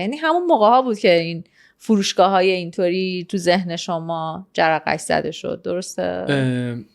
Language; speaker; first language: Persian; native; Persian